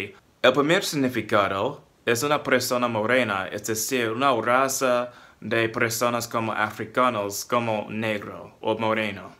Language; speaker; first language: Spanish; non-native, fluent; English